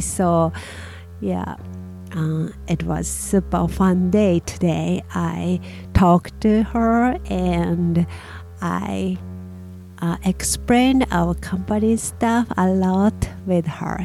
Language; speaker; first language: English; non-native, learner; Japanese